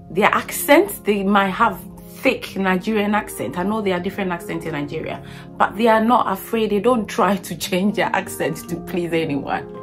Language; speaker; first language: English; non-native, local second language; Akan